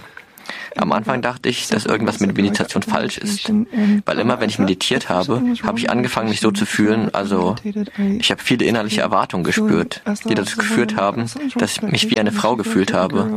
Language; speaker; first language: German; non-native, fluent; English